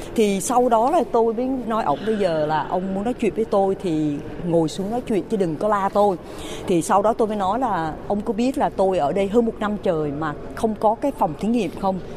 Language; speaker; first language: Vietnamese; native; Vietnamese